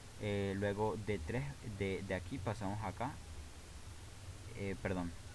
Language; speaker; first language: Spanish; native; Spanish